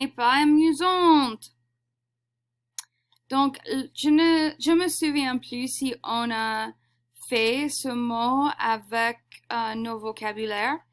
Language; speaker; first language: French; non-native, fluent; English